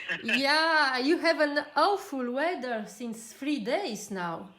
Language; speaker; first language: English; non-native, fluent; French